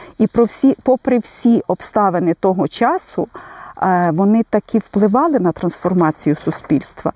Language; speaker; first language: Ukrainian; native; Ukrainian